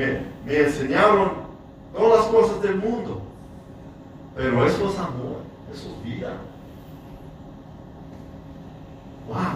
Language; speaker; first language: Spanish; early bilingual, heritage; English